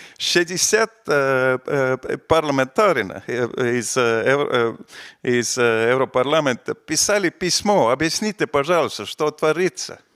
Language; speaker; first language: Russian; non-native, fluent; Estonian